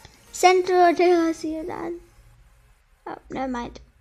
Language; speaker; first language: Spanish; non-native, learner; English